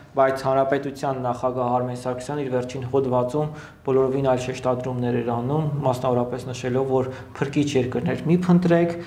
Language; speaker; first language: Armenian; native; Armenian